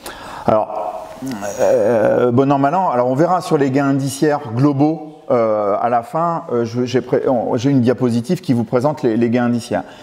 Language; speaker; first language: French; native; French